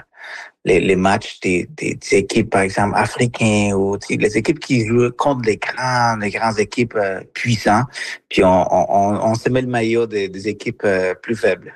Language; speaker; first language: French; non-native, fluent; Spanish